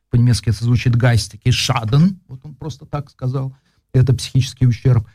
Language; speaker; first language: Russian; native; Russian